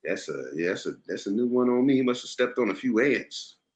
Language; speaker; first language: English; native; English